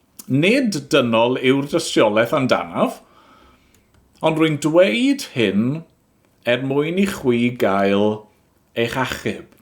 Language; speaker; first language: Welsh; native; Welsh